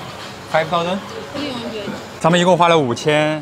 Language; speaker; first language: Chinese; native; Chinese